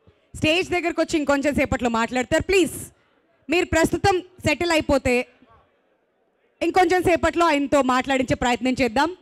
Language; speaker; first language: Telugu; native; Telugu